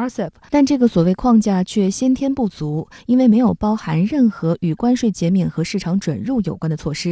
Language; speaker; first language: Chinese; native; Chinese